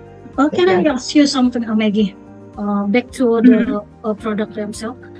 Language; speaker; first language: English; non-native, fluent; Indonesian